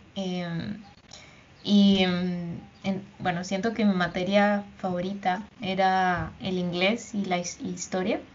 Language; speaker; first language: Spanish; native; Spanish